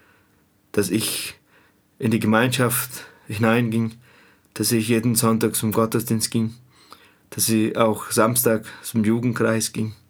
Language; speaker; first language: German; non-native, fluent; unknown